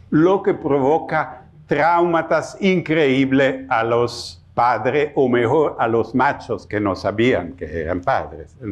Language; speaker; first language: Spanish; non-native, fluent; Italian